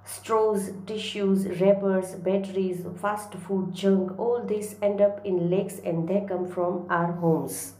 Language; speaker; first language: English; non-native, local second language; Gujarati